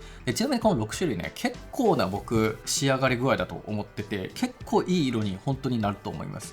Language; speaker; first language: Japanese; native; Japanese